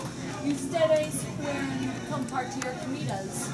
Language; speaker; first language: Spanish; non-native, learner; English